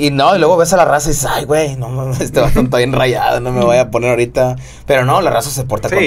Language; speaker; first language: Spanish; native; Spanish